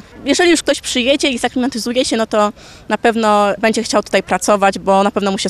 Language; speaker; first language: Polish; native; Polish